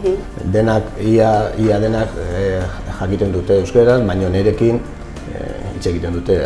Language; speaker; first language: Basque; non-native, local second language; Spanish